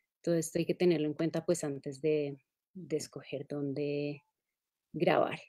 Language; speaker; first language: Spanish; native; Spanish